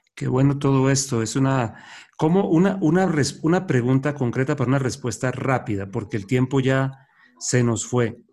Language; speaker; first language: Spanish; native; Spanish